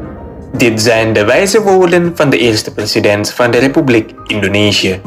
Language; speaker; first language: Dutch; non-native, fluent; Indonesian